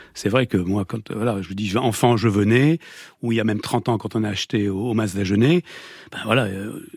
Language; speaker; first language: French; native; French